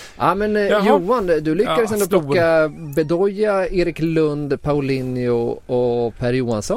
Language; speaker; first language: Swedish; native; Swedish